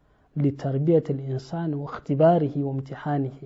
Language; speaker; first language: Arabic; non-native, fluent; Hausa